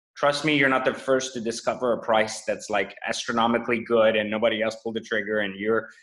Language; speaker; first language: English; non-native, fluent; French